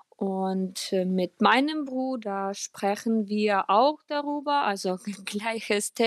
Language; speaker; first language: German; non-native, fluent; Ukrainian